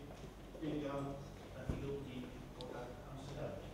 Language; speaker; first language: Indonesian; non-native, fluent; Dutch